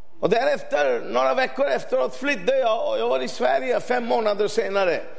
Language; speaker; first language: Swedish; non-native, fluent; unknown